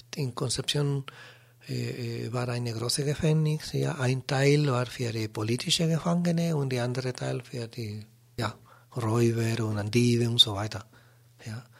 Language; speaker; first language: German; non-native, learner; Spanish